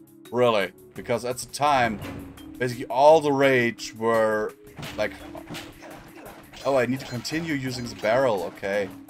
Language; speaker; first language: English; non-native, fluent; German